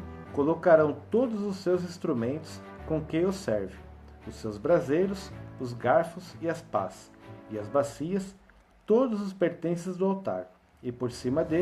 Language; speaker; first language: Portuguese; native; Portuguese